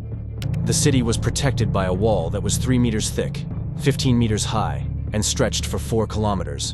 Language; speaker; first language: English; native; English